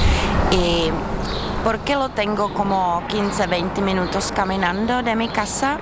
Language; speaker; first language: Spanish; non-native, fluent; Czech